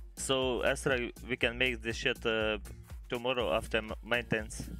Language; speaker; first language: English; non-native, learner; Lithuanian